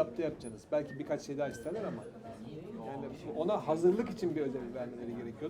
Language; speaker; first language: Turkish; native; Turkish